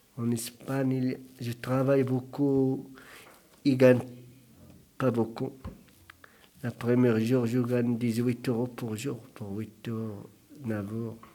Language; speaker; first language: French; non-native, learner; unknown